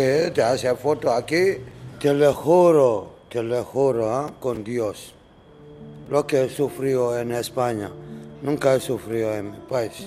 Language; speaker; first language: Spanish; non-native, learner; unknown